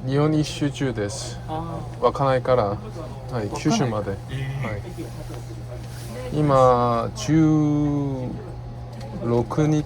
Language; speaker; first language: Japanese; non-native, learner; Korean